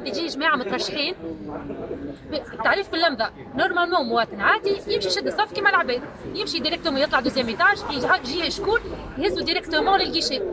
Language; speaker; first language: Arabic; native; Arabic